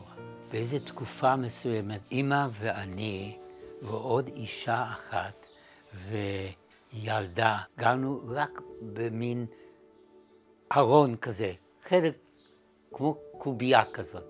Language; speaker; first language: Hebrew; non-native, fluent; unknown